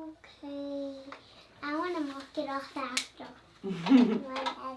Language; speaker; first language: English; native; English